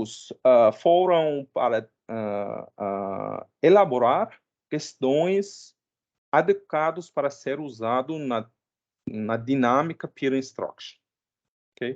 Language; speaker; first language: Portuguese; non-native, fluent; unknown